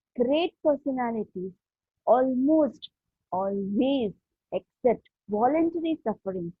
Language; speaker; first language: English; non-native, local second language; Hindi